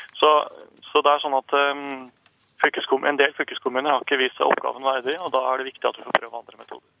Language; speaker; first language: Norwegian; native; Norwegian